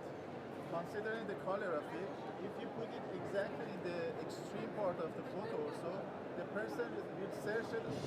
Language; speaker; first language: English; non-native, learner; Persian